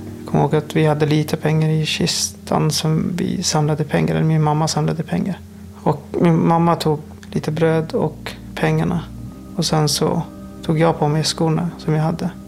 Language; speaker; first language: Swedish; non-native, fluent; Persian